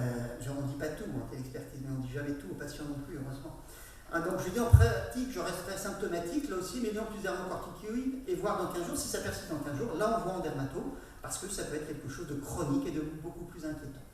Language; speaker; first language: French; native; French